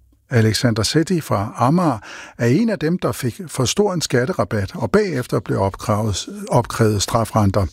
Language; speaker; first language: Danish; native; Danish